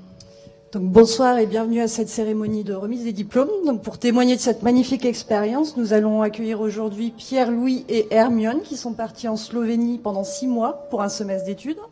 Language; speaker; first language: French; native; French